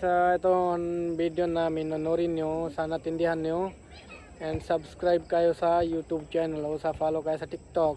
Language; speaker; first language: Filipino; non-native, learner; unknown